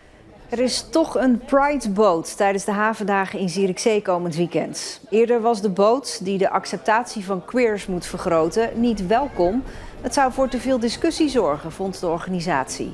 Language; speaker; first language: Dutch; native; Dutch